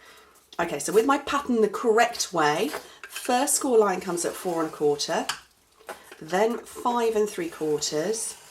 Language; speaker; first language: English; native; English